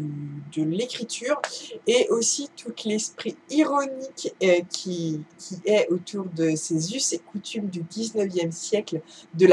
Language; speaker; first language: French; native; French